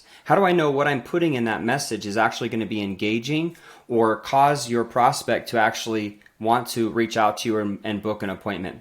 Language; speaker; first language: English; native; English